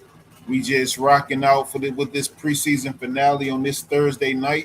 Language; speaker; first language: English; native; English